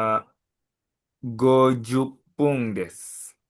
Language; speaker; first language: Japanese; non-native, learner; Indonesian